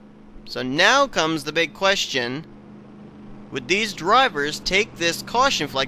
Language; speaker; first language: English; native; English